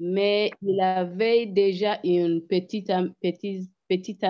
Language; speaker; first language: French; non-native, learner; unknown